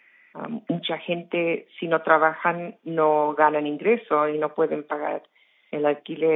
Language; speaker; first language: Spanish; early bilingual, heritage; English